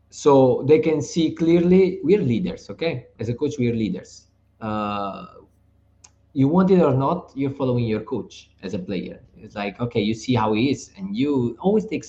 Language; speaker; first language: English; non-native, fluent; Italian